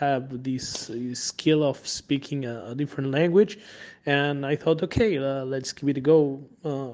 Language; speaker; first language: English; non-native, fluent; Spanish